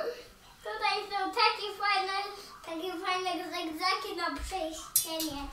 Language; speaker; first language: Polish; early bilingual, heritage; English